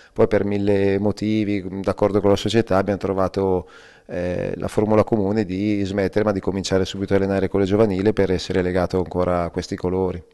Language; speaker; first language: Italian; native; Italian